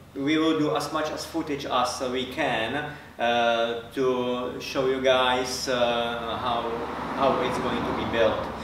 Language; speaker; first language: English; non-native, fluent; Czech